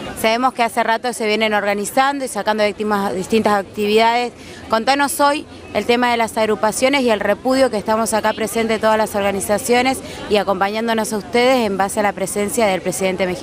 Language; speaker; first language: Spanish; native; Spanish